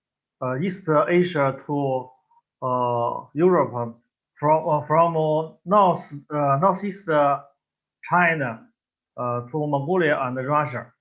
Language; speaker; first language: English; non-native, learner; Chinese